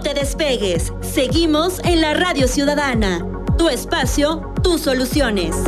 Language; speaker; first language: Spanish; native; Spanish